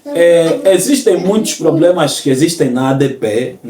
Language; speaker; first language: Portuguese; native; Portuguese